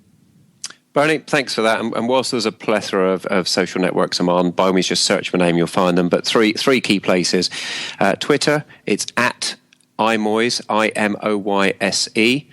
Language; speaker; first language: English; native; English